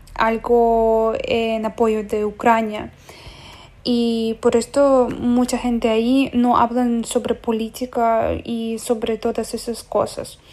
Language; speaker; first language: Spanish; non-native, fluent; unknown